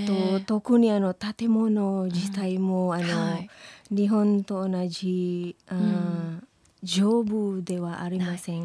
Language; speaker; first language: Japanese; non-native, learner; Filipino